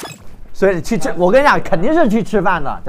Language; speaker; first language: Chinese; non-native, local second language; Cantonese